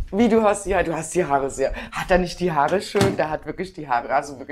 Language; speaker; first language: German; native; German